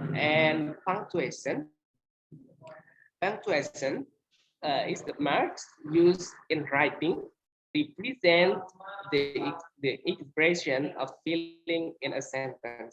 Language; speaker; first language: English; non-native, learner; Indonesian